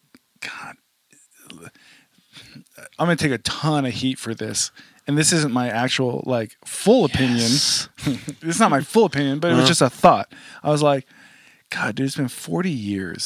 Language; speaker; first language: English; native; English